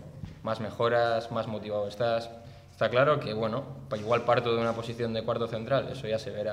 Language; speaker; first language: Spanish; native; Spanish